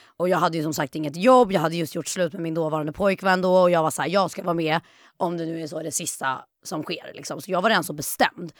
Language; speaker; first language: Swedish; native; Swedish